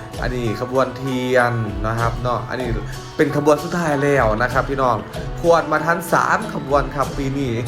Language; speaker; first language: Thai; non-native, local second language; Lao